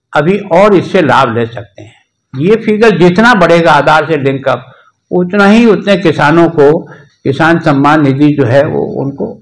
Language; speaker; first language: Hindi; native; Hindi